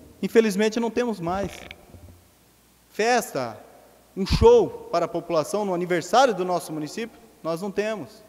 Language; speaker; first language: Portuguese; native; Portuguese